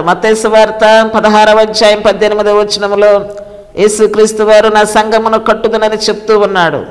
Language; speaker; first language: Telugu; native; Telugu